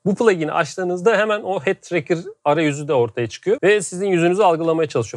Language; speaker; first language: Turkish; native; Turkish